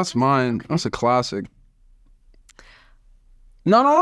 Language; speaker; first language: English; native; English